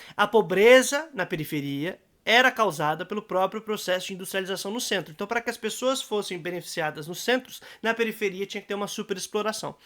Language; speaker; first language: Portuguese; native; Portuguese